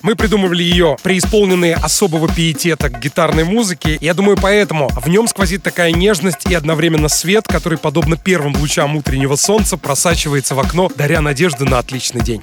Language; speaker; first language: Russian; native; Russian